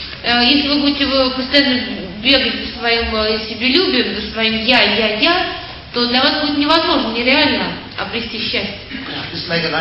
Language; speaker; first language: Russian; native; Russian